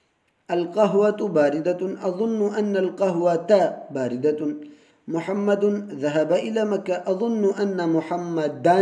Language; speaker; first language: Arabic; non-native, fluent; Urdu